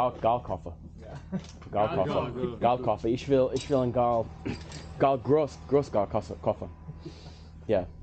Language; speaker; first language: Dutch; non-native, learner; English